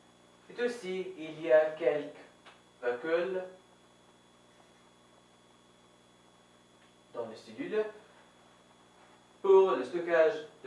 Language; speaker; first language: French; non-native, fluent; Arabic